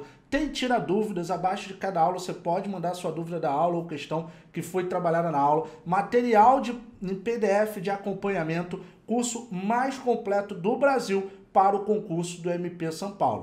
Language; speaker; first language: Portuguese; native; Portuguese